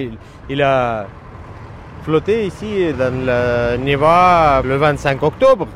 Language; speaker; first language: French; non-native, fluent; Russian